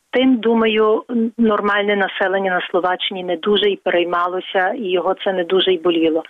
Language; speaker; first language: Ukrainian; non-native, fluent; Czech